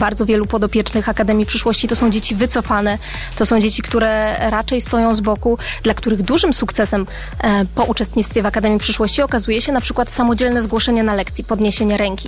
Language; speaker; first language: Polish; native; Polish